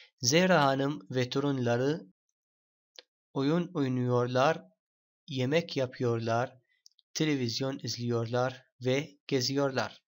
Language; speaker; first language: Turkish; non-native, fluent; Arabic